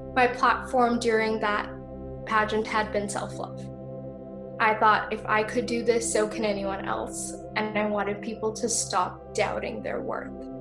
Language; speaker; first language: English; native; English